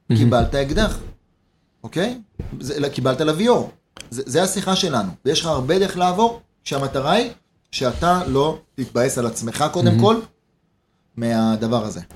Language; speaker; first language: Hebrew; native; Hebrew